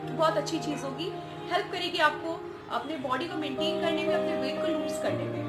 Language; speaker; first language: Hindi; non-native, local second language; Bangla